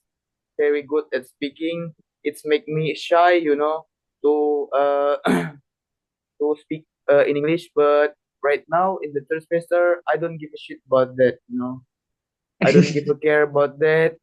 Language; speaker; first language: English; non-native, learner; Indonesian